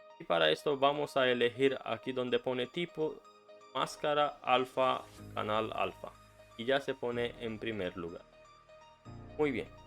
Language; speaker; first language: Spanish; non-native, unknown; Romanian